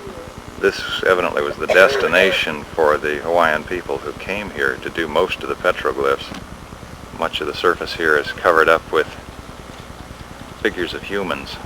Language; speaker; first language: English; native; English